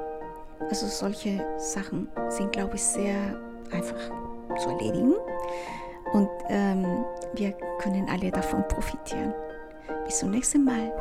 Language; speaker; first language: German; non-native, fluent; Spanish